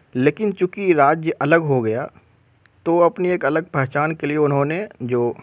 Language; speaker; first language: Hindi; non-native, local second language; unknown